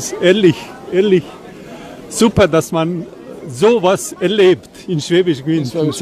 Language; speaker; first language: German; non-native, fluent; Bosnian